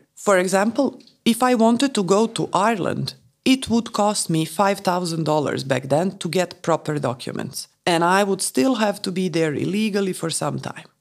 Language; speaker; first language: English; non-native, fluent; Romanian